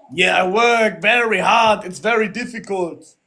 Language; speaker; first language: English; non-native, learner; German